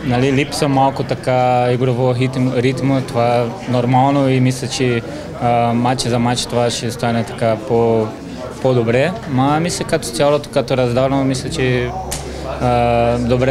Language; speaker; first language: Bulgarian; non-native, learner; Portuguese